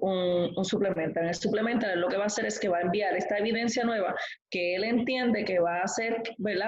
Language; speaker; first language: Spanish; native; Spanish